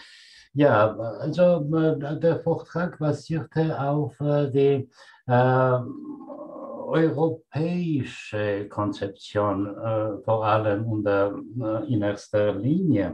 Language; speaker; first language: German; non-native, fluent; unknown